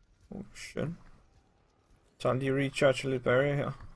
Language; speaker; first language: English; non-native, fluent; Danish